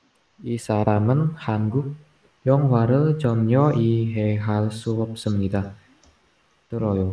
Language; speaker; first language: Korean; non-native, learner; Indonesian